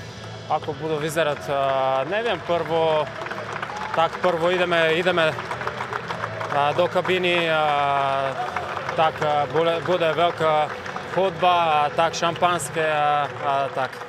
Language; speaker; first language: Slovak; non-native, learner; Bulgarian